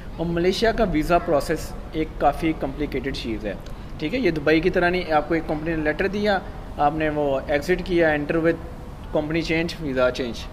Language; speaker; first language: Urdu; non-native, local second language; Punjabi